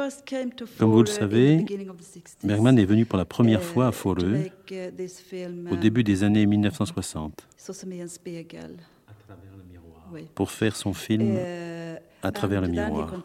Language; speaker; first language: French; native; French